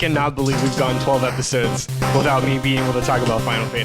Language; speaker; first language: English; native; English